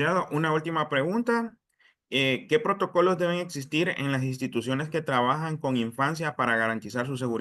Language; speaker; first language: Spanish; native; Spanish